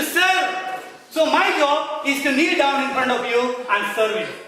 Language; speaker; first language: English; non-native, local second language; Malayalam